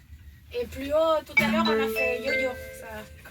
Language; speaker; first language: French; native; French